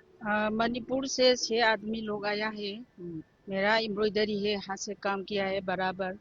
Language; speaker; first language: Hindi; non-native, local second language; Manipuri